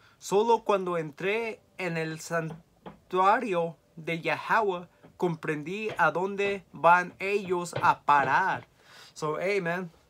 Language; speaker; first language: Spanish; early bilingual, heritage; Spanish